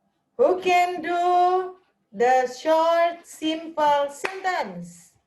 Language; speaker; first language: English; non-native, learner; Indonesian